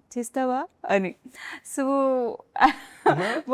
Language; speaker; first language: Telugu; non-native, learner; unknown